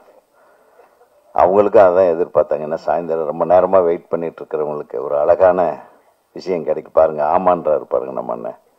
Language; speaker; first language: Tamil; native; Tamil